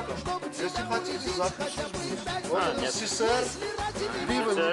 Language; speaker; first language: Russian; non-native, fluent; Armenian